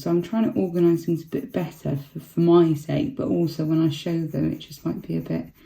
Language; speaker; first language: English; native; English